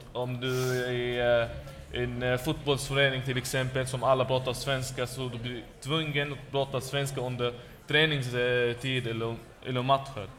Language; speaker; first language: Swedish; non-native, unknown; Arabic